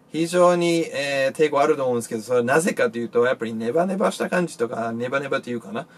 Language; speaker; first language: Japanese; non-native, fluent; English